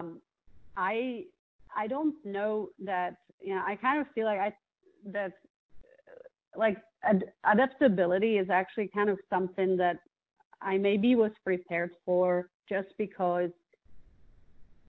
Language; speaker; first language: English; non-native, fluent; Czech